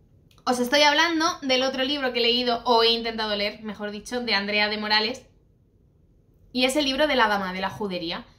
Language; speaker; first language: Spanish; native; Spanish